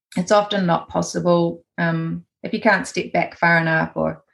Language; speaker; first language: English; native; English